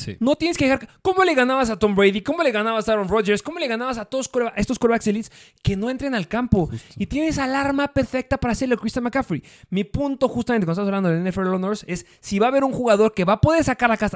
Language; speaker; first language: Spanish; native; Spanish